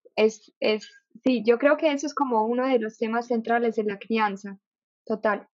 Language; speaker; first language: Spanish; non-native, fluent; German